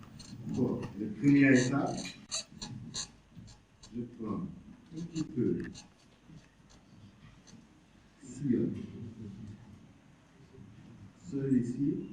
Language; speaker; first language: French; non-native, learner; German